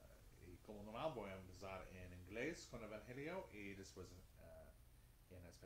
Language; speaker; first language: Spanish; non-native, fluent; English